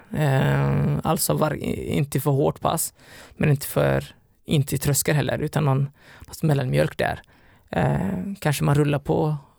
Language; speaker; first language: Swedish; early bilingual, other home language; Somali